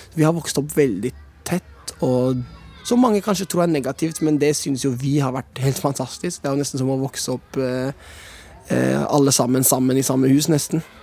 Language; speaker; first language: Norwegian; native; Norwegian